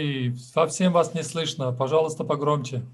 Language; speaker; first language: Russian; native; Russian